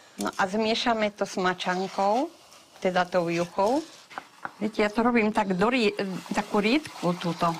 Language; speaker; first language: Slovak; non-native, local second language; Rusyn